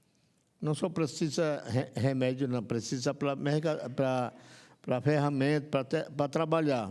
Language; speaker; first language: Portuguese; non-native, local second language; Yanomámi